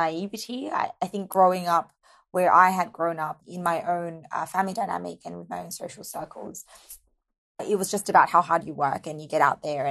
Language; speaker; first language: English; native; English